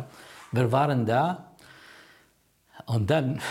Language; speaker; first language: German; non-native, fluent; Kurdish